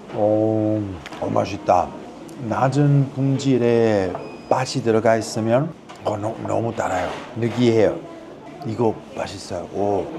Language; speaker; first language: Korean; non-native, fluent; Italian